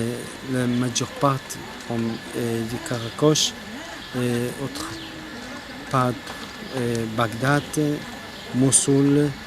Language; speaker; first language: French; non-native, learner; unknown